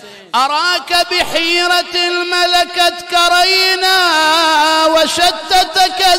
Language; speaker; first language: Arabic; native; Arabic